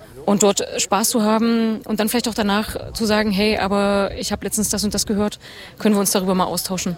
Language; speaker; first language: German; native; German